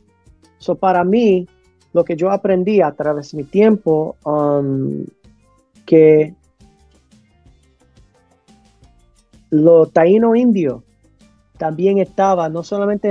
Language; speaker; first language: Spanish; early bilingual, heritage; Spanish